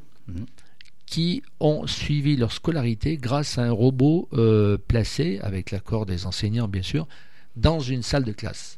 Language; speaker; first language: French; native; French